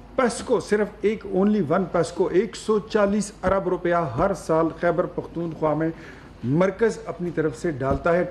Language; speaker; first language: Urdu; non-native, local second language; Pashto